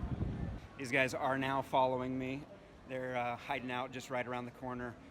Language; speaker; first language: English; native; English